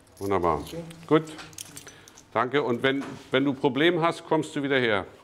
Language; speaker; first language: German; native; German